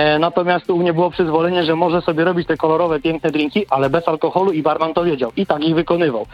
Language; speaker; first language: Polish; native; Polish